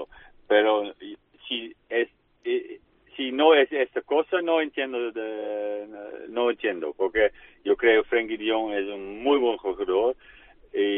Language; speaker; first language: Spanish; non-native, fluent; Dutch